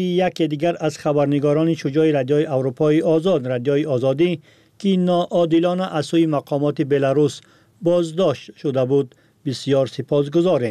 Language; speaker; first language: Persian; native; Persian